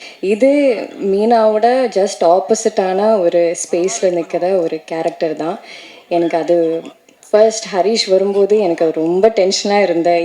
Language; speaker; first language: Tamil; non-native, learner; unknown